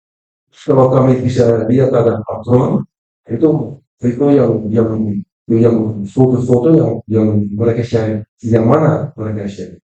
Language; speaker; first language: Indonesian; non-native, fluent; Dutch